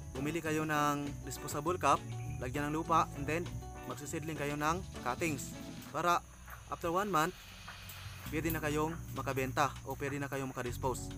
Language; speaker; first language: Filipino; non-native, local second language; Cebuano